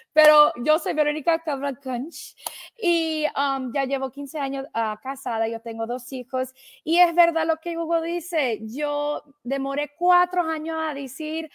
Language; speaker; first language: Spanish; early bilingual, heritage; Spanish